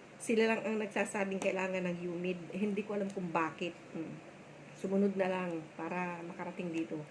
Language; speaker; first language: Filipino; non-native, local second language; Bikol